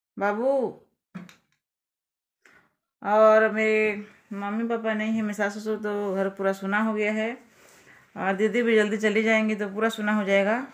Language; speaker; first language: Hindi; non-native, local second language; Odia